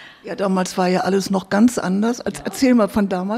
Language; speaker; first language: German; native; German